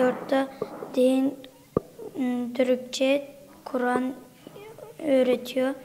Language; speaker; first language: Turkish; early bilingual, other home language; Uyghur